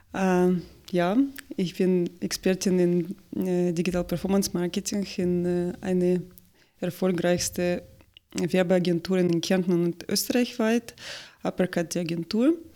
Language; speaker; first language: German; non-native, fluent; Russian